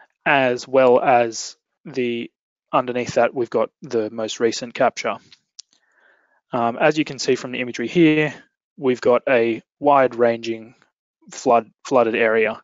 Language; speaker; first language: English; native; English